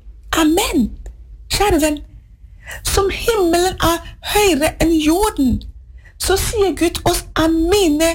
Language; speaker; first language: Norwegian; non-native, fluent; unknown